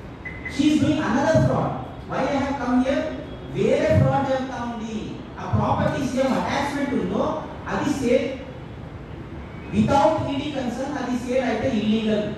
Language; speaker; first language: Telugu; non-native, local second language; Urdu